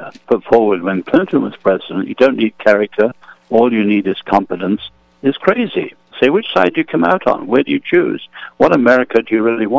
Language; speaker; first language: English; native; English